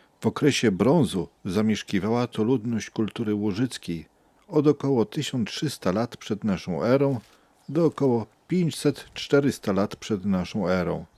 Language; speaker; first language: Polish; native; Polish